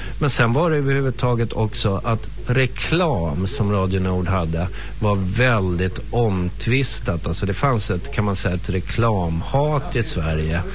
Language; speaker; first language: Swedish; native; Swedish